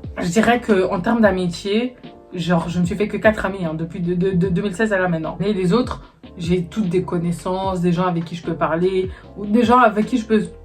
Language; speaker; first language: French; native; French